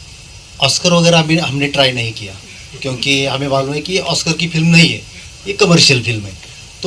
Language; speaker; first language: Hindi; native; Hindi